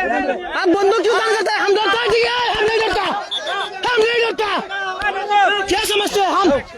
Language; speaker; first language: Hindi; non-native, learner; Bangla